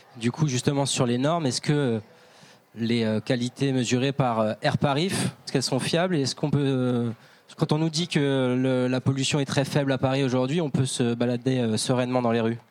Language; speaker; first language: French; native; French